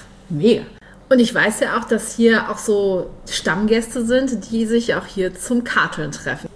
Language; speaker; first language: German; native; German